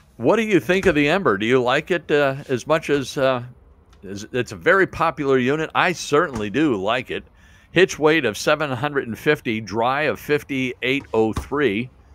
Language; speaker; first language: English; native; English